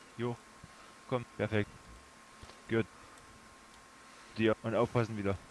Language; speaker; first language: German; native; German